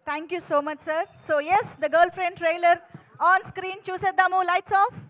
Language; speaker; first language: Telugu; native; Telugu